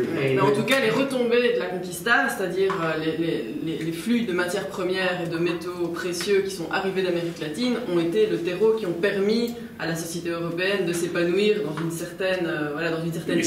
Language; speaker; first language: French; native; French